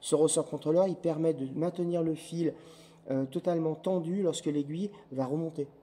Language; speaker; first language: French; native; French